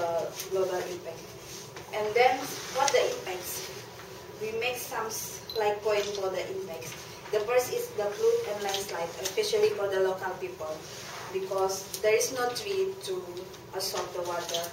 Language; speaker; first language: English; non-native, learner; Indonesian